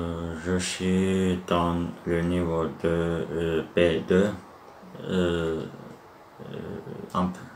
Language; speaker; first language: French; non-native, learner; Turkish